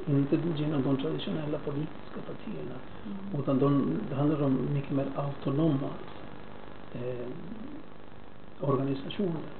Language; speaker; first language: Swedish; non-native, fluent; Spanish